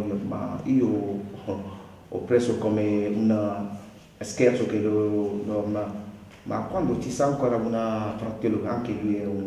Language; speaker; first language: Italian; non-native, learner; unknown